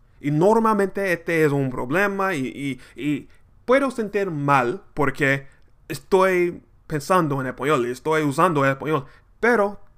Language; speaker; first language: Spanish; non-native, learner; English